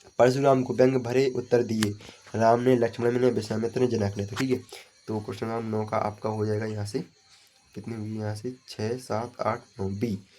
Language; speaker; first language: Hindi; native; Hindi